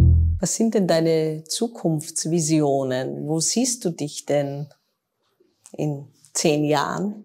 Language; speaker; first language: German; native; German